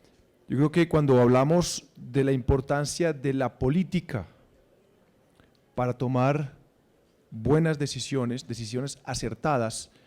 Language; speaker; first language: Spanish; native; Spanish